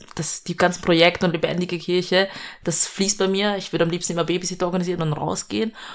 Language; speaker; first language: German; early bilingual, other home language; Malayalam